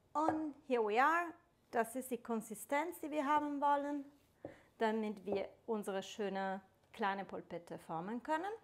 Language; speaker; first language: German; non-native, fluent; Italian